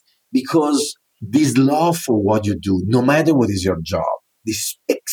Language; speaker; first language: English; non-native, fluent; Italian